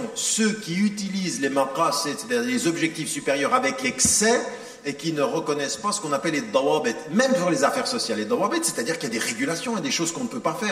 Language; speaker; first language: French; native; French